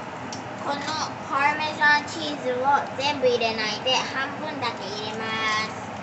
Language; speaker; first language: Japanese; early bilingual, heritage; Japanese